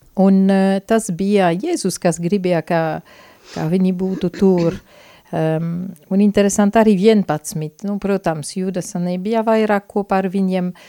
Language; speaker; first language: Latvian; non-native, fluent; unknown